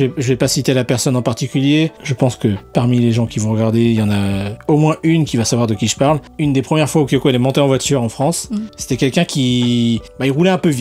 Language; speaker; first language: French; native; French